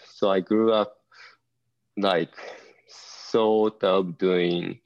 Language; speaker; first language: English; non-native, fluent; Japanese